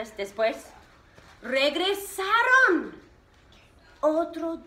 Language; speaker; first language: Spanish; non-native, fluent; English